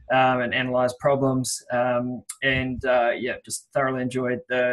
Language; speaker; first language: English; native; English